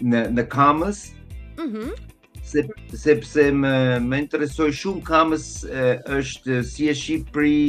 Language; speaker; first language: Albanian; non-native, learner; German